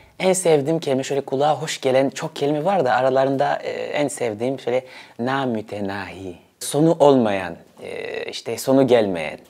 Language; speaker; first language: Turkish; early bilingual, other home language; Swahili